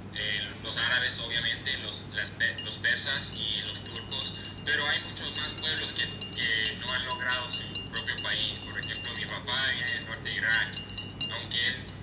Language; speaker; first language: Spanish; non-native, fluent; English